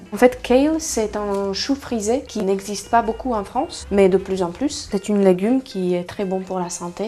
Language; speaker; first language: French; non-native, fluent; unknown